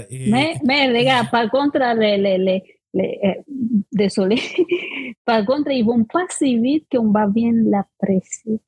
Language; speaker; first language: French; non-native, fluent; Spanish